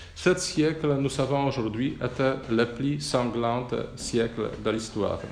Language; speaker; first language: French; non-native, fluent; Polish